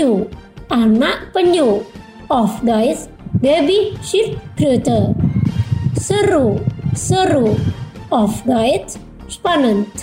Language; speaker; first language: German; non-native, fluent; Indonesian